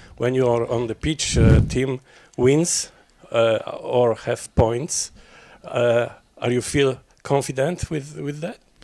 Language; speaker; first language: English; non-native, learner; Polish